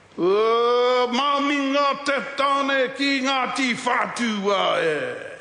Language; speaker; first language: Māori; non-native, local second language; English